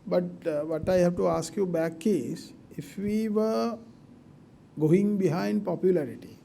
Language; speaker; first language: English; non-native, local second language; Sinhala